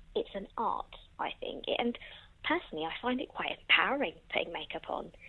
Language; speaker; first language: English; native; English